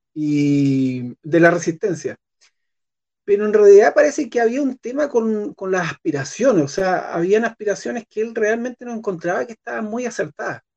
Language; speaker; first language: Spanish; native; Spanish